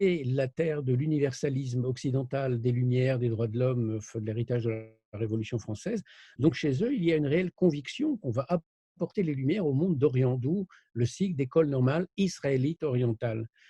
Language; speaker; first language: French; native; French